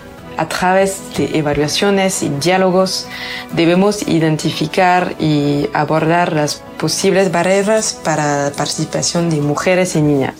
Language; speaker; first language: Spanish; native; Spanish